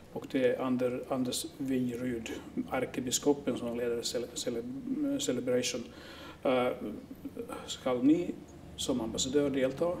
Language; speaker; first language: Swedish; non-native, local second language; Finnish